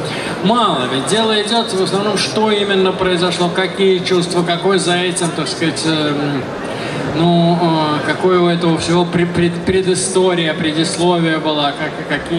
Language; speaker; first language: Russian; native; Russian